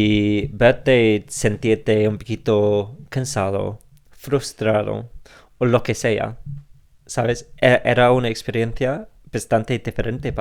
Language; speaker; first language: Spanish; non-native, fluent; English